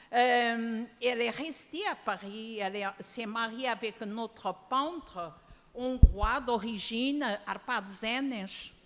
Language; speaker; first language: French; non-native, fluent; Portuguese